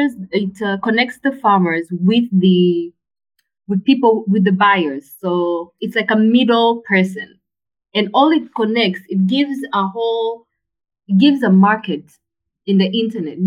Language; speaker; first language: English; non-native, local second language; Swahili